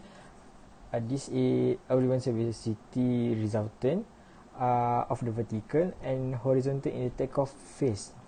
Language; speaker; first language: English; non-native, learner; Malay